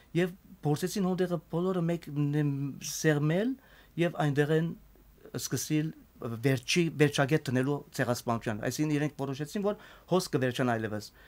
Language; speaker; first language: Armenian; native; Armenian